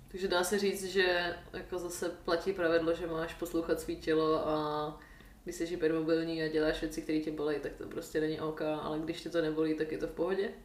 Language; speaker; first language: Czech; native; Czech